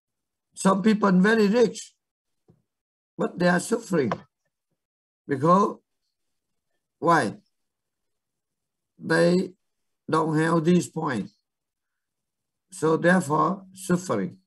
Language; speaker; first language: English; non-native, learner; Vietnamese